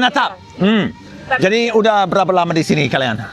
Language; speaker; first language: Indonesian; non-native, fluent; English